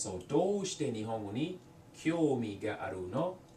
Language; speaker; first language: Japanese; non-native, fluent; English